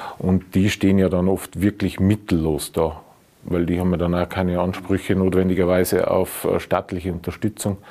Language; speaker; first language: German; native; German